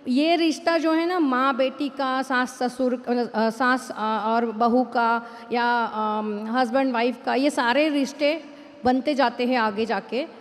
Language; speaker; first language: Hindi; non-native, local second language; Marathi